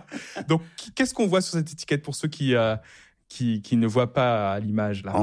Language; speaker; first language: French; native; French